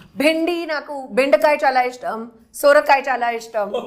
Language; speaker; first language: Telugu; non-native, learner; Hindi